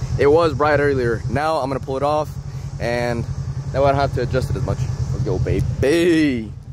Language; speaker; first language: English; early bilingual, other home language; Spanish